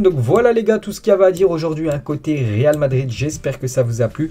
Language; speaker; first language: French; native; French